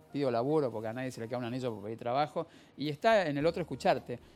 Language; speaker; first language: Spanish; native; Spanish